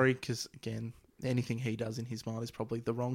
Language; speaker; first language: English; native; English